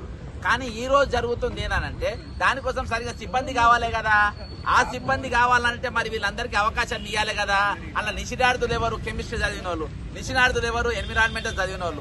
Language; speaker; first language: Telugu; native; Telugu